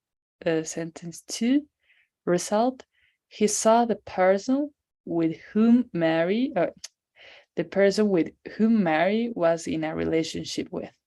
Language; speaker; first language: English; non-native, learner; Spanish